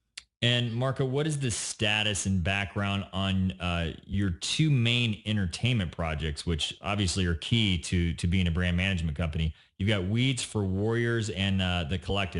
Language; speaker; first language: English; native; English